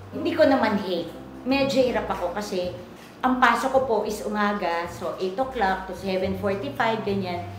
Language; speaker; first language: Filipino; native; Filipino